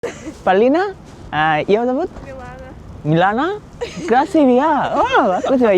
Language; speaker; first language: Russian; non-native, learner; Bangla